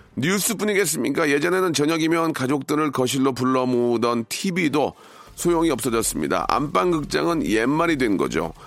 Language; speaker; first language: Korean; native; Korean